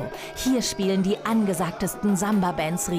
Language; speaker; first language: German; native; German